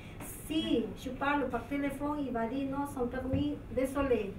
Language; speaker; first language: French; non-native, learner; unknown